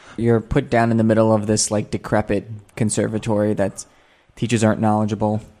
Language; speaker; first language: English; native; English